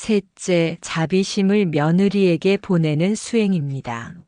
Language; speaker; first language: Korean; native; Korean